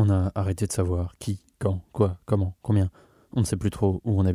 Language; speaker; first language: French; native; French